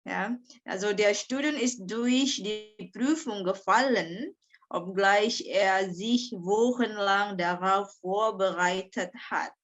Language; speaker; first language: German; non-native, fluent; Indonesian